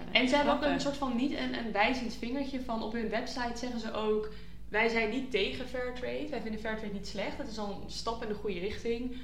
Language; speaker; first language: Dutch; native; Dutch